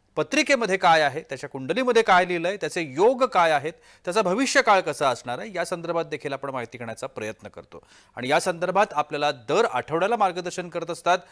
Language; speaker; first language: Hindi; non-native, local second language; Marathi